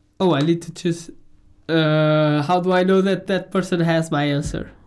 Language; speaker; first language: English; non-native, fluent; Portuguese